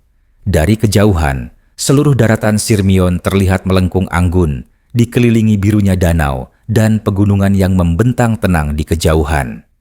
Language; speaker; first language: Indonesian; native; Indonesian